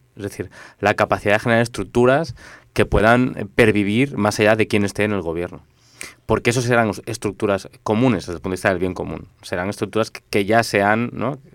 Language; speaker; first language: Spanish; non-native, local second language; Catalan